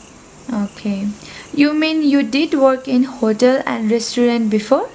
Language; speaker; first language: English; non-native, learner; Nepali